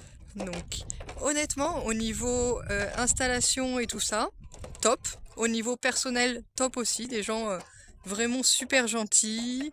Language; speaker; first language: French; native; French